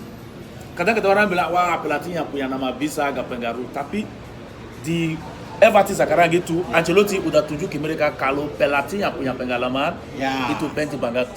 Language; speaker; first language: Indonesian; non-native, fluent; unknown